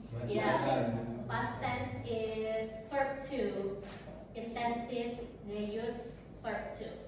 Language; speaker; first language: English; non-native, learner; Indonesian